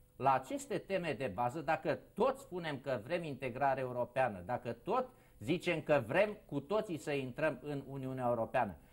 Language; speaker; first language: Romanian; native; Romanian